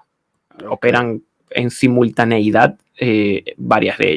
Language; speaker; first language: Spanish; native; Spanish